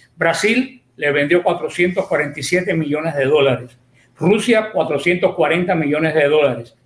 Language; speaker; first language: Spanish; native; Spanish